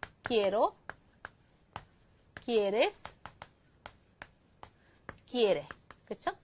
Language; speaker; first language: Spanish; non-native, fluent; Korean